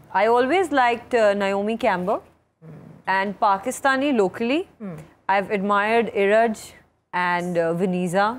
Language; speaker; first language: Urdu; native; Urdu